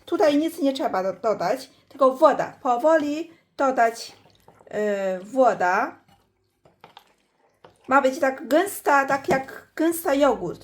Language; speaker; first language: Polish; non-native, learner; Chinese